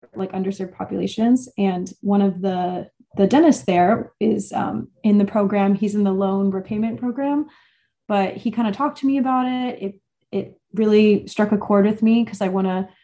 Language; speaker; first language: English; native; English